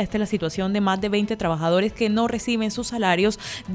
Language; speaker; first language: Spanish; native; Spanish